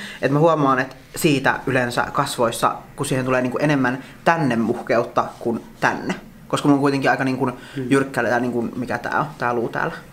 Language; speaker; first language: Finnish; native; Finnish